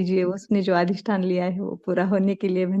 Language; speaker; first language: Hindi; native; Hindi